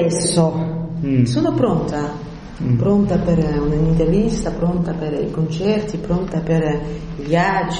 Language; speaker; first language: Italian; early bilingual, heritage; French